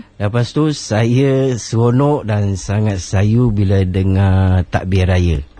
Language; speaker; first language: Malay; non-native, local second language; Chinese